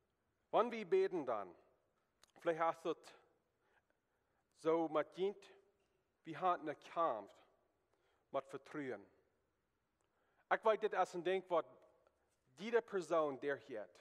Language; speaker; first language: German; non-native, learner; Plautdietsch